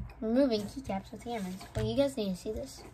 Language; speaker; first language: English; native; English